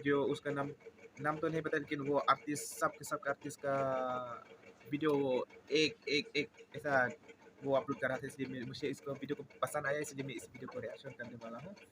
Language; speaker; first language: Hindi; non-native, local second language; Khasi